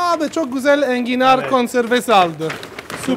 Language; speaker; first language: Turkish; non-native, learner; Italian